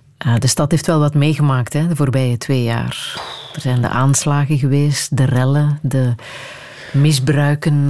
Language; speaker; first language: Dutch; native; Dutch